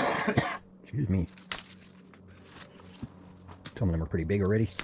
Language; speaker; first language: English; native; English